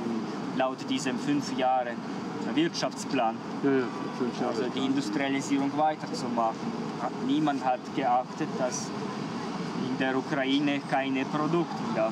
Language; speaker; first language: German; non-native, fluent; Ukrainian